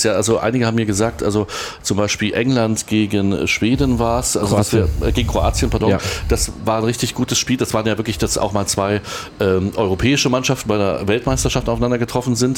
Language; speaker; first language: German; native; German